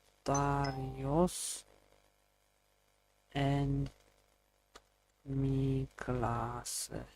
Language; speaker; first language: Spanish; non-native, learner; Polish